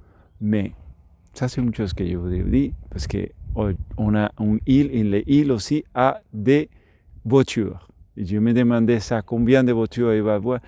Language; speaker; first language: French; non-native, learner; Spanish